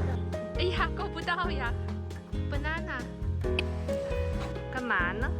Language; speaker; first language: Chinese; native; Chinese